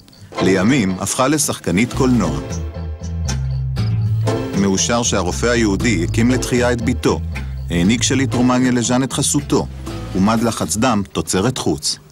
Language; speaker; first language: Hebrew; native; Hebrew